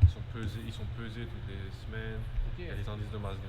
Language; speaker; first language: French; native; French